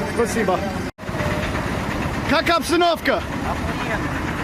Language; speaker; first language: Russian; non-native, learner; English